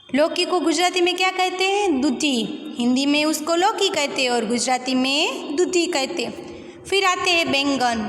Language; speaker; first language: Hindi; non-native, local second language; Gujarati